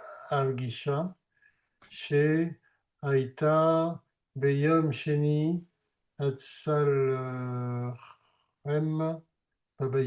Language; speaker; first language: Hebrew; non-native, learner; French